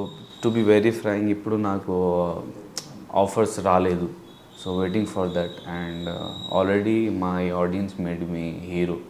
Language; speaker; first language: Telugu; non-native, local second language; Urdu